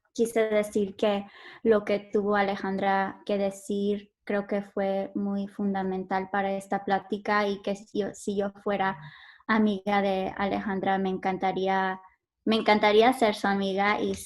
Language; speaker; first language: Spanish; early bilingual, heritage; Spanish